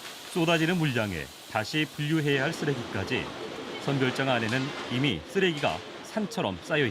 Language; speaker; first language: Korean; native; Korean